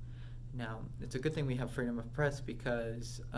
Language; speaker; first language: English; native; English